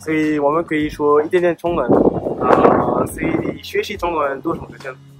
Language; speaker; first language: Chinese; non-native, learner; French